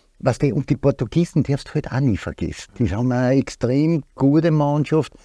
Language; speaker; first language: German; native; German